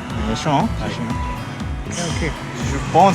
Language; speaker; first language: French; non-native, learner; Japanese